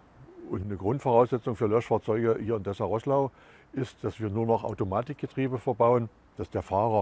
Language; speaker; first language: German; native; German